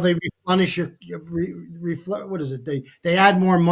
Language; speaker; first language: English; native; English